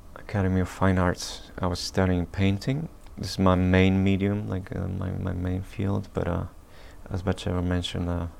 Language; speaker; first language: English; early bilingual, other home language; Polish